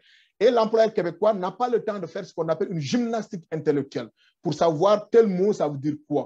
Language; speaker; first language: French; non-native, local second language; Wolof